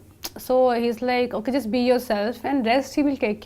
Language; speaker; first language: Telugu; non-native, local second language; Hindi